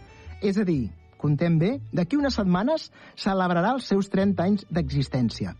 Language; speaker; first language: Catalan; native; Catalan